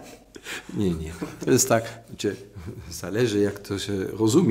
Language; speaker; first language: Polish; non-native, fluent; German